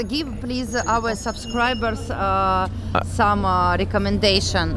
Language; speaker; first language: English; non-native, fluent; Russian